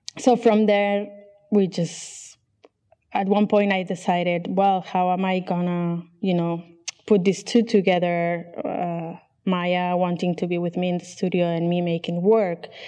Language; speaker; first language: English; non-native, fluent; Catalan